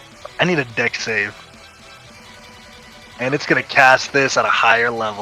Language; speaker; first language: English; native; English